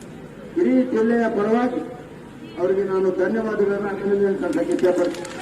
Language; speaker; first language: Kannada; native; Kannada